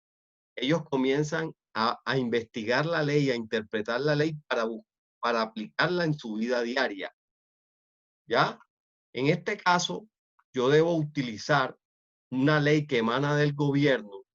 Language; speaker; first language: Spanish; native; Spanish